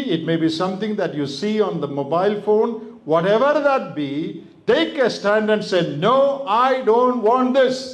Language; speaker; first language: English; non-native, local second language; Malayalam